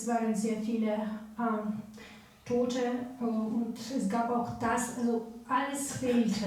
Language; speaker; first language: German; non-native, fluent; Ukrainian